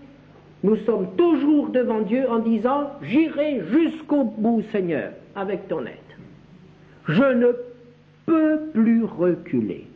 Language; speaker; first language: French; native; French